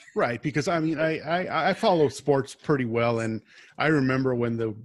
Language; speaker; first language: English; native; English